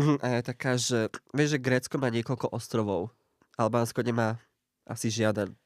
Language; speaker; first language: Slovak; non-native, local second language; Hungarian